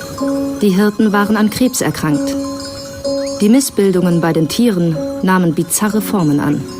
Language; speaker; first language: German; native; German